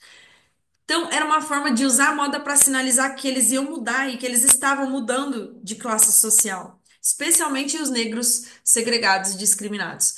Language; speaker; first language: Portuguese; native; Portuguese